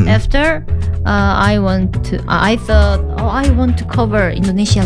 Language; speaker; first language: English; non-native, learner; Korean